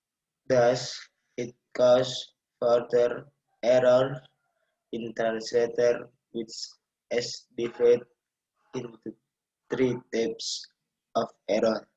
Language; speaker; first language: English; non-native, learner; Indonesian